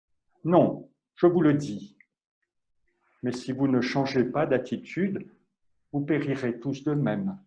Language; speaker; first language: French; native; French